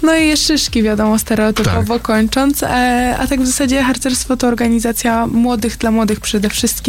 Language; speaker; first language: Polish; native; Polish